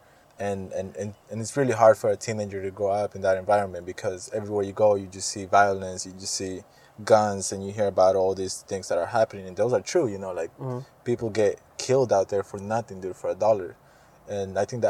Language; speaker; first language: English; non-native, fluent; Spanish